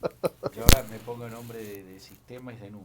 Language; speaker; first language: Spanish; native; Spanish